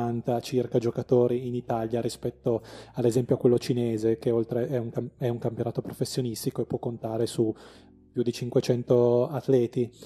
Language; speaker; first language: Italian; native; Italian